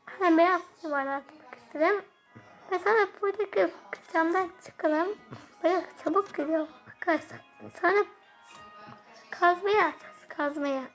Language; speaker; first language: Turkish; early bilingual, heritage; Turkish